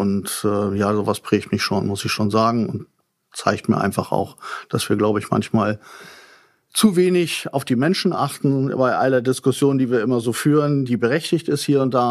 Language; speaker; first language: German; native; German